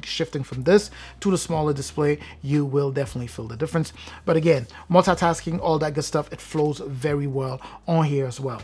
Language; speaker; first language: English; native; English